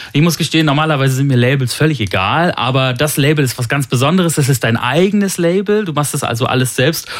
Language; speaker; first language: German; native; German